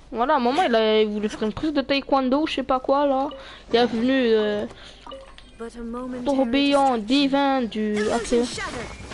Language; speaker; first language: French; native; French